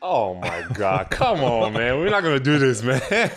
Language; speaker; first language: English; non-native, local second language; French